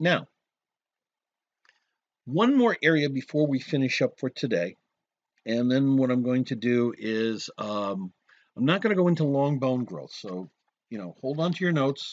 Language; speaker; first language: English; native; English